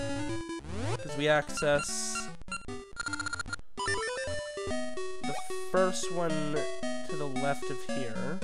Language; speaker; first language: English; native; English